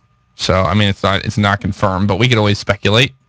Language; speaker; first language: English; native; English